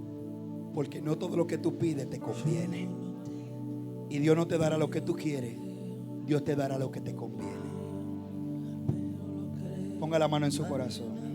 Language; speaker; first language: Spanish; native; Spanish